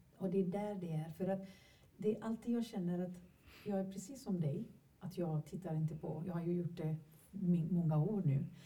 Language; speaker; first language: Swedish; non-native, fluent; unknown